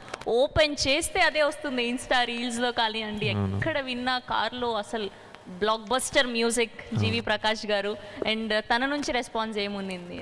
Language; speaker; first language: Telugu; native; Telugu